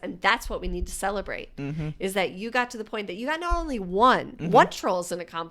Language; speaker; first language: English; native; English